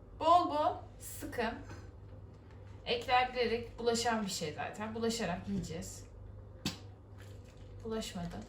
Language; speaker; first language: Turkish; native; Turkish